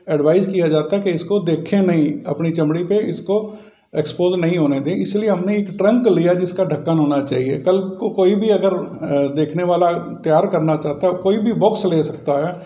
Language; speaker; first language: Hindi; non-native, local second language; Punjabi